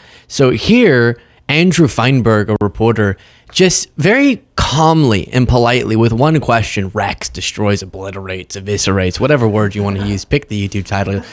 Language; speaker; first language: English; native; English